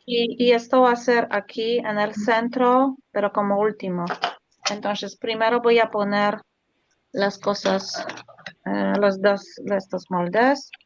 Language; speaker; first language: Spanish; non-native, learner; Polish